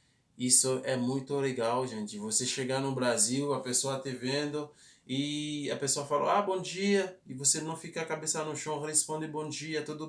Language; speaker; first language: Portuguese; non-native, fluent; Haitian Creole